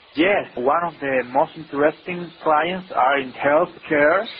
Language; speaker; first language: English; non-native, fluent; Spanish